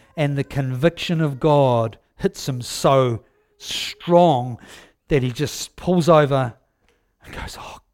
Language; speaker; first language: English; native; English